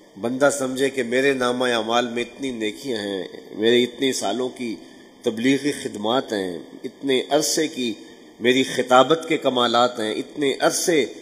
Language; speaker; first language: Urdu; non-native, local second language; Punjabi